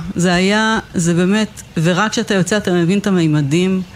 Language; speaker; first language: Hebrew; native; Hebrew